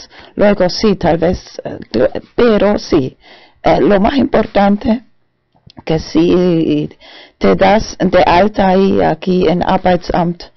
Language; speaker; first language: Spanish; non-native, fluent; German